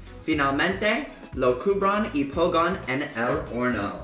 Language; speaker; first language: Spanish; non-native, learner; English